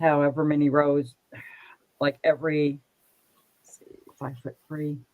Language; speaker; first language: English; native; English